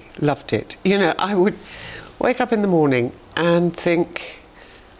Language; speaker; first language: English; native; English